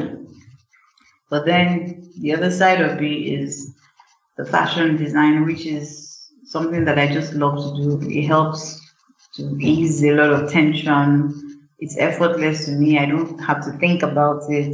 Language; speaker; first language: English; non-native, local second language; Yoruba